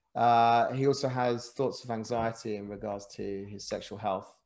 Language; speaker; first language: English; native; English